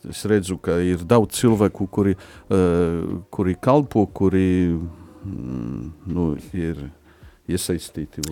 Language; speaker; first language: Latvian; non-native, fluent; Polish